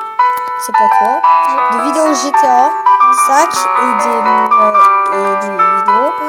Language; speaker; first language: French; native; French